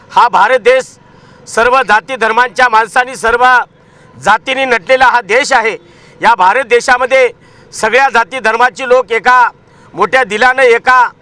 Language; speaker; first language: Marathi; native; Marathi